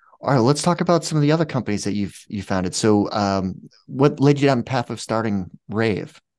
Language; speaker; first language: English; native; English